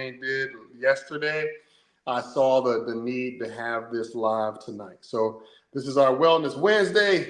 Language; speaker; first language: English; native; English